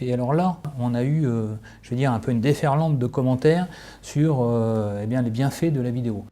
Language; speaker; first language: French; native; French